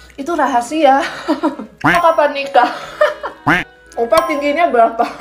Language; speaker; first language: Indonesian; early bilingual, other home language; Korean